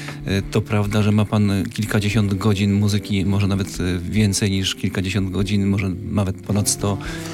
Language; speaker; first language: Polish; native; Polish